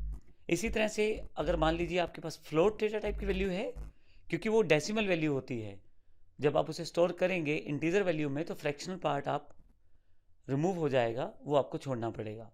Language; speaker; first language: Hindi; native; Hindi